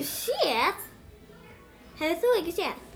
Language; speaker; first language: Icelandic; early bilingual, other home language; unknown